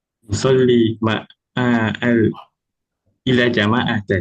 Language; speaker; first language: Arabic; non-native, learner; Malay